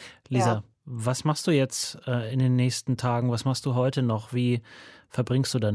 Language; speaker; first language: German; native; German